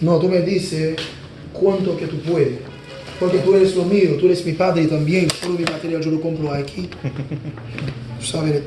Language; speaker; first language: Spanish; non-native, learner; Haitian Creole